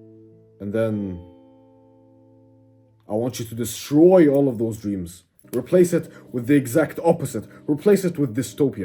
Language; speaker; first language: English; native; English